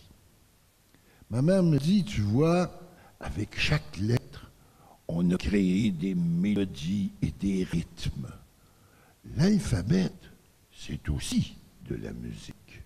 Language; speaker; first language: French; native; French